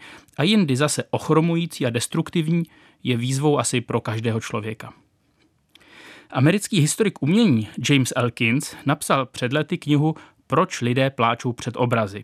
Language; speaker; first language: Czech; native; Czech